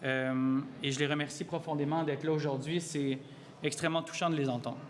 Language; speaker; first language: French; native; French